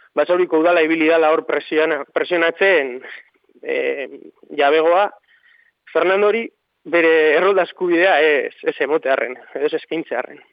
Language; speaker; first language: Basque; native; Basque